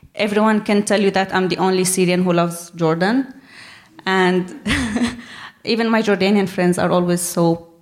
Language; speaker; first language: English; non-native, fluent; Arabic